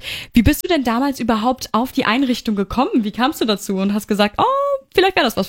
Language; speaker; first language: German; native; German